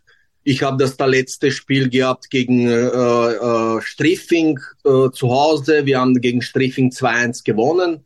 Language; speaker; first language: German; non-native, fluent; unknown